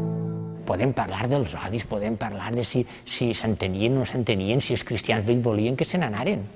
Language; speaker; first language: Catalan; native; Catalan